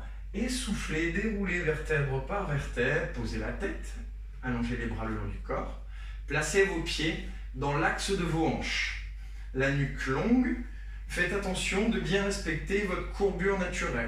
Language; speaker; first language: French; native; French